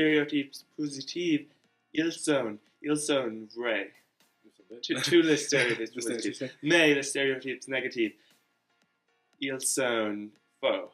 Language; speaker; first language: French; non-native, learner; English